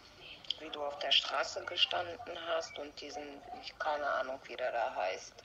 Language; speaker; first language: German; native; German